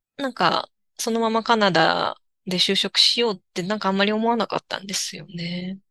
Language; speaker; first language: Japanese; native; Japanese